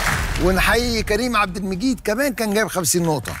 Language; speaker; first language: Arabic; native; Arabic